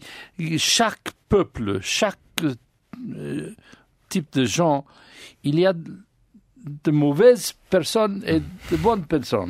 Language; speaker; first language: French; non-native, learner; English